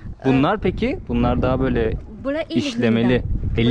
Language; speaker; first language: Turkish; native; Turkish